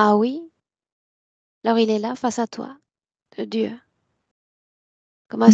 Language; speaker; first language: French; native; French